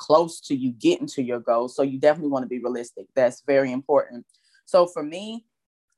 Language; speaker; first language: English; native; English